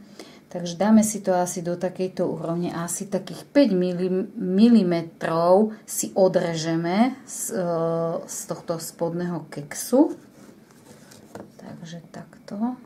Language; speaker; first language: Slovak; native; Slovak